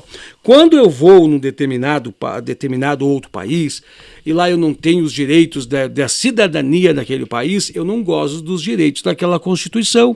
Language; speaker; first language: Portuguese; native; Portuguese